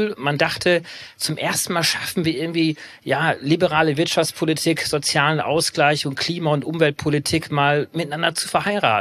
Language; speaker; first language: German; native; German